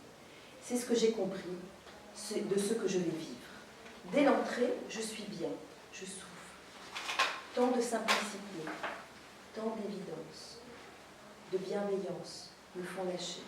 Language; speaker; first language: French; native; French